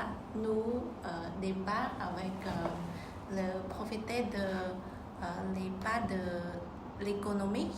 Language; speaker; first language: French; non-native, learner; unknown